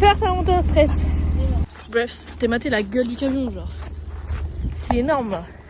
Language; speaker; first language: French; native; French